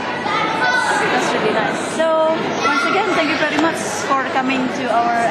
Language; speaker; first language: English; non-native, learner; Indonesian